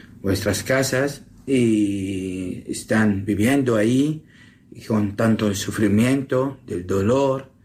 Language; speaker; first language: Spanish; non-native, learner; Assyrian Neo-Aramaic